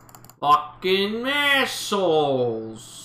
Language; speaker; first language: English; native; English